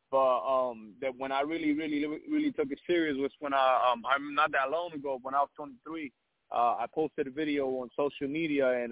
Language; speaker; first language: English; early bilingual, other home language; Spanish